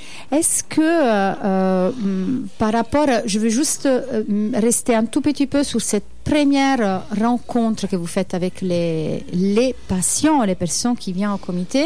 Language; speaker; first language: French; native; French